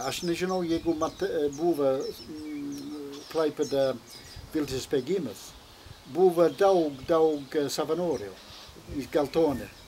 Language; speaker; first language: Lithuanian; non-native, learner; English